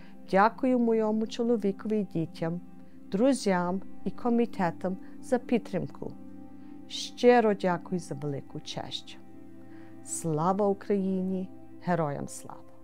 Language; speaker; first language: Ukrainian; early bilingual, heritage; Ukrainian